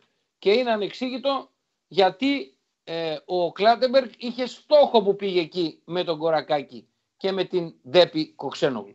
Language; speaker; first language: Greek; native; Greek